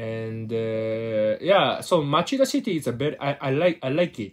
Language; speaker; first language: English; non-native, learner; Japanese